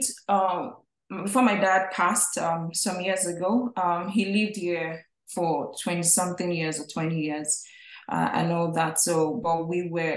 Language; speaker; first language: English; non-native, local second language; Igbo